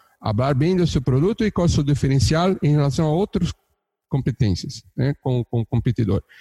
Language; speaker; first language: Portuguese; native; Portuguese